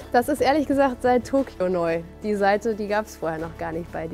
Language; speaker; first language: German; native; German